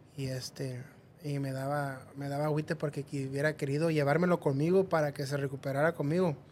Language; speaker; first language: Spanish; early bilingual, heritage; Spanish